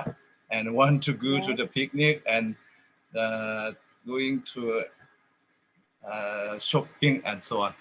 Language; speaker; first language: English; non-native, learner; Tedim Chin